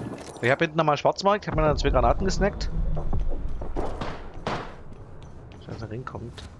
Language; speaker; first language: German; native; German